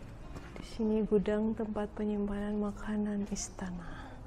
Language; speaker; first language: Indonesian; native; Indonesian